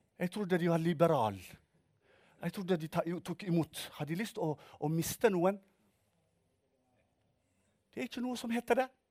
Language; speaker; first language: Norwegian; non-native, fluent; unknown